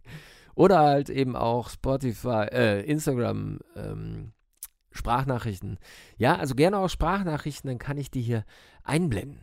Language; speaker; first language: German; native; German